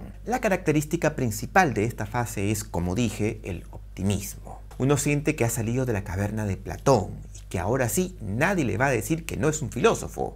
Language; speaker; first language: Spanish; native; Spanish